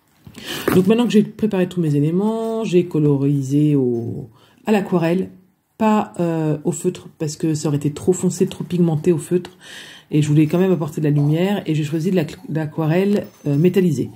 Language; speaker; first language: French; native; French